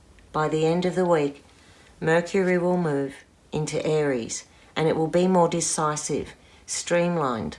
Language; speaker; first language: English; native; English